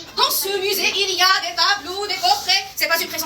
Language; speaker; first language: French; non-native, local second language; Arabic